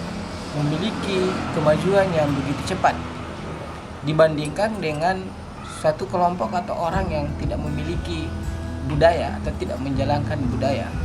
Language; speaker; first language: Indonesian; native; Indonesian